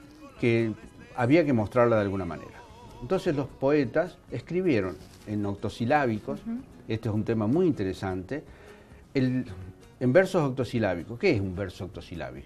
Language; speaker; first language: Spanish; native; Spanish